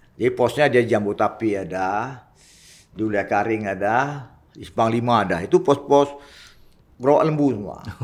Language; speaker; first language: Indonesian; non-native, local second language; Achinese